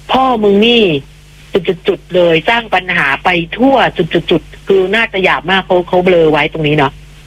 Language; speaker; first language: Thai; native; Thai